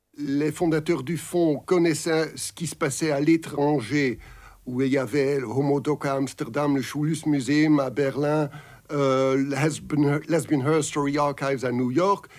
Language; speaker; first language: French; non-native, local second language; Dutch